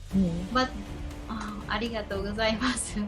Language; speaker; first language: Japanese; non-native, local second language; Filipino